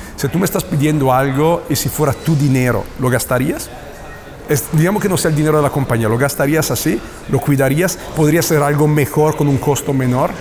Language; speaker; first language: Spanish; non-native, fluent; Italian